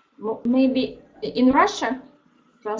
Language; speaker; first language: English; non-native, learner; Russian